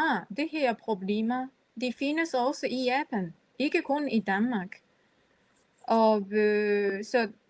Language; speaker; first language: Danish; non-native, fluent; Japanese